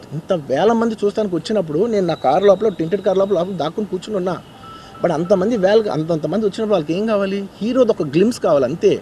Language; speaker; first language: Telugu; native; Telugu